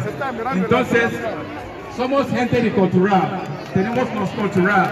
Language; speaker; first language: Spanish; non-native, learner; Igbo